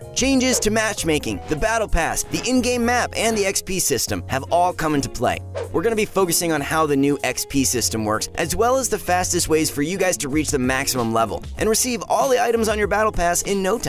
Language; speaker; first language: English; native; English